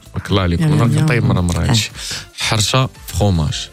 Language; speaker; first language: Arabic; native; Arabic